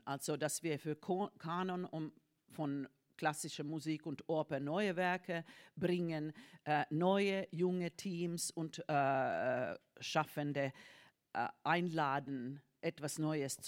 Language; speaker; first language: German; non-native, fluent; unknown